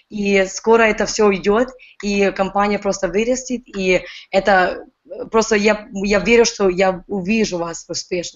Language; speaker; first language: Russian; early bilingual, heritage; Russian